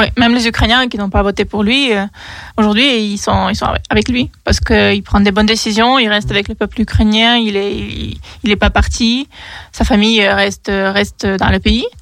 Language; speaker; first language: French; non-native, fluent; Ukrainian